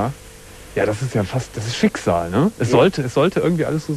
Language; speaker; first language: German; native; German